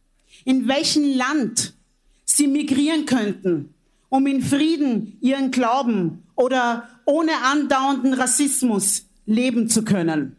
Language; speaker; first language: German; early bilingual, other home language; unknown